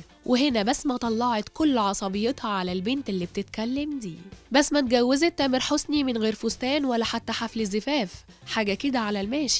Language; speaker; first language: Arabic; native; Arabic